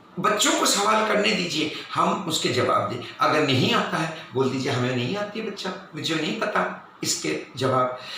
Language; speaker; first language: Hindi; non-native, local second language; Bangla